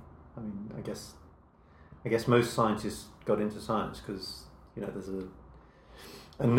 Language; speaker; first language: English; native; English